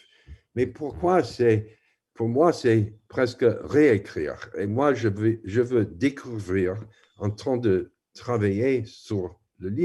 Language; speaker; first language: French; non-native, fluent; English